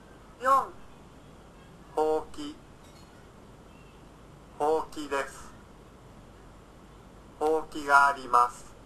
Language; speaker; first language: Japanese; non-native, learner; Indonesian